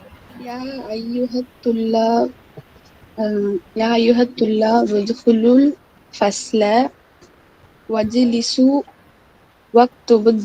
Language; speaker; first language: Arabic; non-native, learner; Tamil